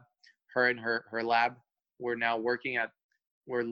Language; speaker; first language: English; early bilingual, other home language; Spanish